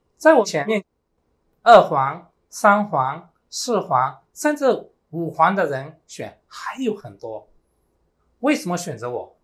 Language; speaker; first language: Chinese; early bilingual, heritage; Chinese